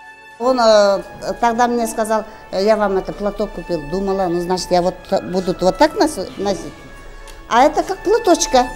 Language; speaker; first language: Russian; non-native, local second language; Kyrgyz